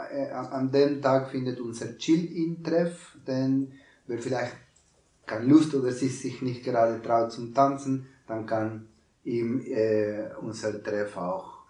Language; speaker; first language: German; non-native, learner; Spanish